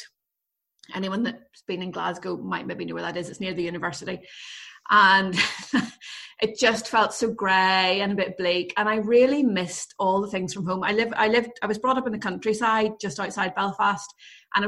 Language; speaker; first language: English; native; English